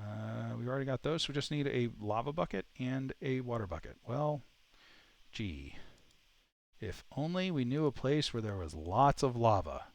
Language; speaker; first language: English; native; English